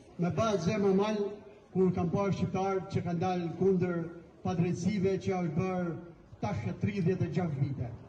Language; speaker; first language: Albanian; native; Albanian